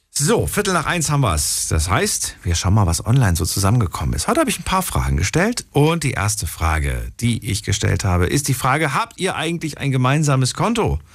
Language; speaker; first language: German; non-native, fluent; Slovak